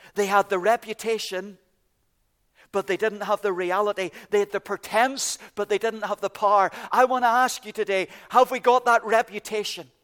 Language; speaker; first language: English; native; English